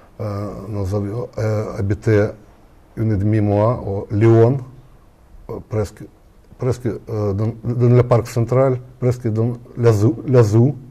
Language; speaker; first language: French; non-native, learner; Russian